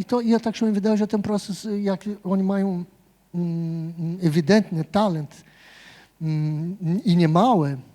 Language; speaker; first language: Polish; non-native, fluent; Portuguese